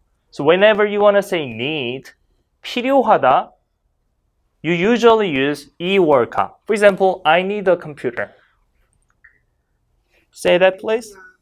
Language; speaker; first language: English; non-native, fluent; Korean